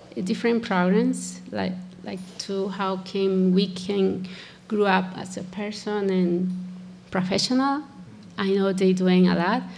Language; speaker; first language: English; non-native, fluent; Spanish